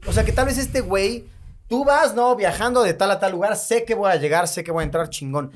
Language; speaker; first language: Spanish; native; Spanish